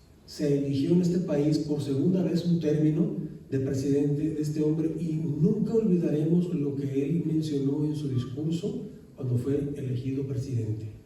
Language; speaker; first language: Spanish; native; Spanish